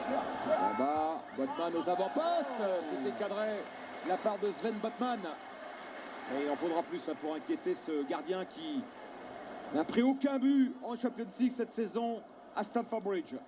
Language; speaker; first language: French; native; French